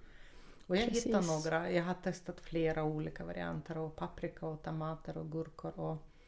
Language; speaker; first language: Swedish; non-native, fluent; Russian